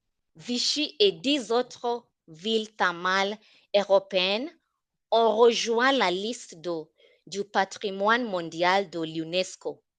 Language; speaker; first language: French; non-native, fluent; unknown